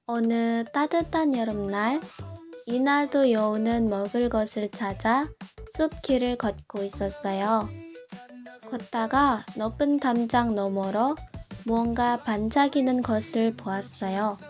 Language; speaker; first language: Korean; non-native, learner; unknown